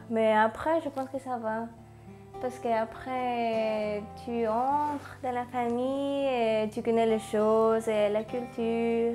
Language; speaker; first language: French; non-native, learner; Spanish